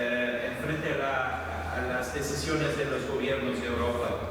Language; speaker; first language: Spanish; non-native, fluent; Portuguese